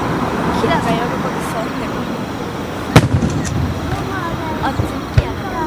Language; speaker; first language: Japanese; native; Japanese